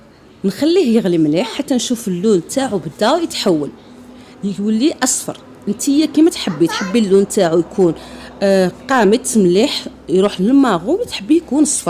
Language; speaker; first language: Arabic; native; Arabic